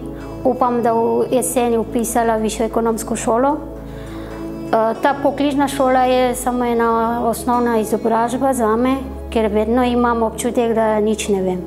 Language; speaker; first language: Slovenian; non-native, fluent; Nepali